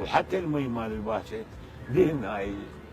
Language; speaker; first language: Arabic; native; Arabic